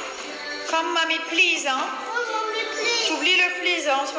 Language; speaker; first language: French; native; French